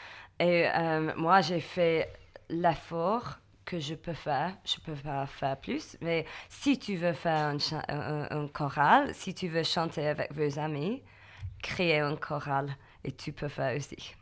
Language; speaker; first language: French; non-native, learner; English